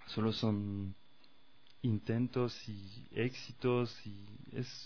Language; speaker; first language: Spanish; non-native, fluent; French